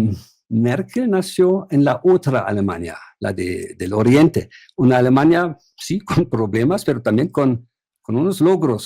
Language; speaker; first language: Spanish; non-native, fluent; German